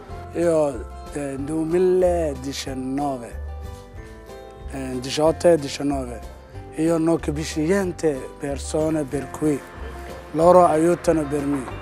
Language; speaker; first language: Italian; non-native, learner; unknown